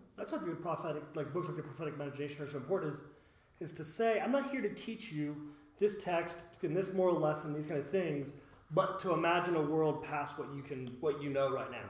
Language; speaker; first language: English; native; English